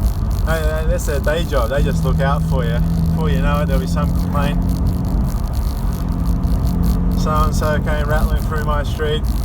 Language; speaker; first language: English; native; English